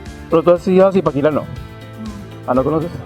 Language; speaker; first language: Spanish; native; Spanish